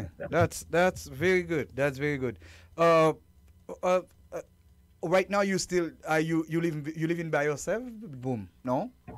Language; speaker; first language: English; non-native, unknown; Haitian Creole